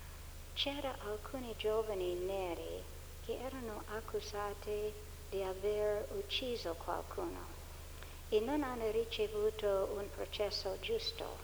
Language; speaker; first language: Italian; non-native, fluent; English